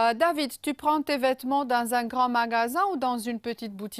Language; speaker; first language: French; non-native, fluent; Romanian